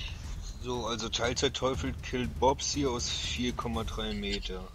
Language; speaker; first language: German; native; German